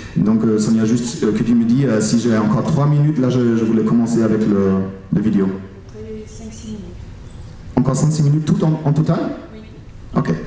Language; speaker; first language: French; non-native, fluent; German